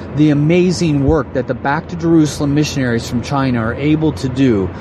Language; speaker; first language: English; native; English